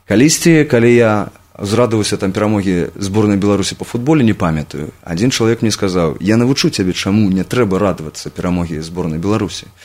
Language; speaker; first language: Belarusian; non-native, local second language; Russian